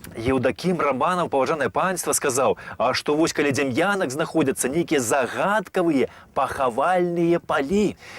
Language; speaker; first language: Belarusian; native; Belarusian